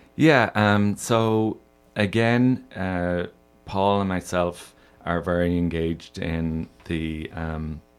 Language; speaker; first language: English; native; English